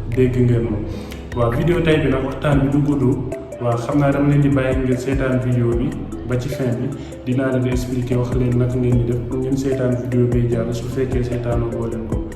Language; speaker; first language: Wolof; non-native, local second language; Fula